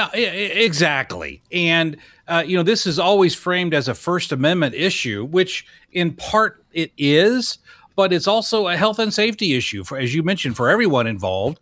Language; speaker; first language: English; native; English